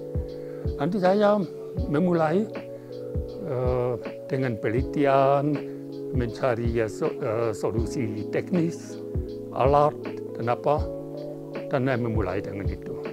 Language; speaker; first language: Indonesian; non-native, fluent; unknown